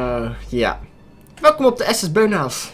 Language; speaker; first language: Dutch; native; Dutch